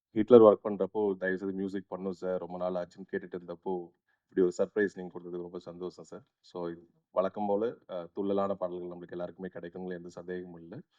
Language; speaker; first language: Tamil; native; Tamil